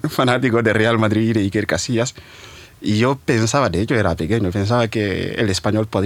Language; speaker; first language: Spanish; non-native, fluent; Mandingo